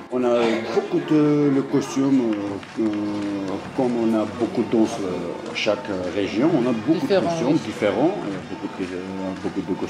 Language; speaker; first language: French; non-native, learner; Georgian